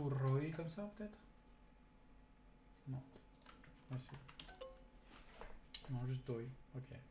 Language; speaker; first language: Romanian; non-native, learner; French